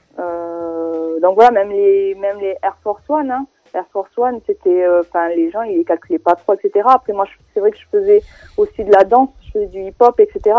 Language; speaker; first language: French; native; French